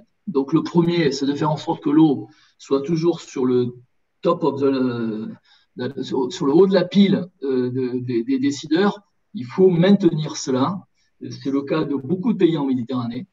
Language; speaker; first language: French; native; French